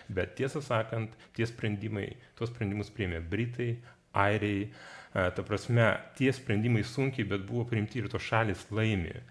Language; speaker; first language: Lithuanian; non-native, fluent; Georgian